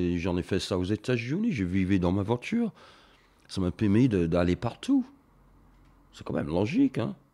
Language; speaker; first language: French; non-native, fluent; English